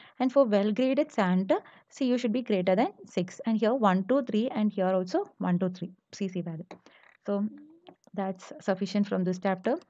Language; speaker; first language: English; non-native, local second language; Malayalam